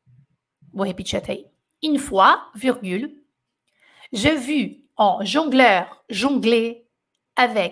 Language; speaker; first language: French; non-native, fluent; Portuguese